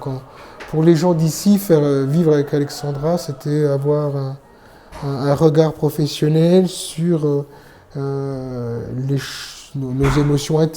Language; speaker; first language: French; native; French